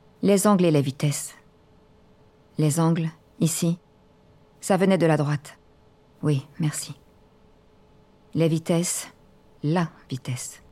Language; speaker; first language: French; native; French